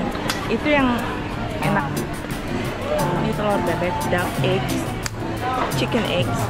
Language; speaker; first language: Indonesian; native; Indonesian